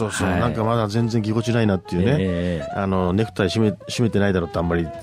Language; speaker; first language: Japanese; native; Japanese